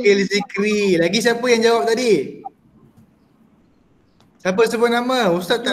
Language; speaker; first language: Malay; native; Malay